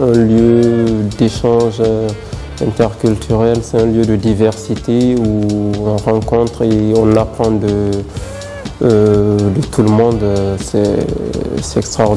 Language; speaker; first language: French; non-native, fluent; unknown